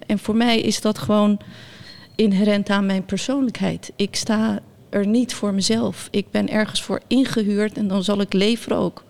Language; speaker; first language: Dutch; early bilingual, other home language; Turkish